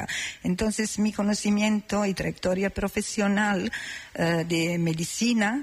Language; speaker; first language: Spanish; non-native, fluent; Serbian